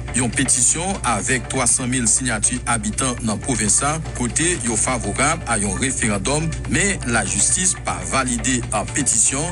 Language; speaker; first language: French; non-native, local second language; Haitian Creole